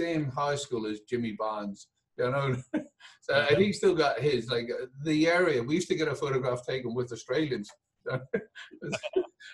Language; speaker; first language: English; native; English